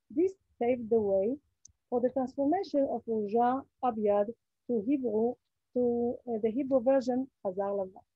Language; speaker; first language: English; non-native, fluent; Hebrew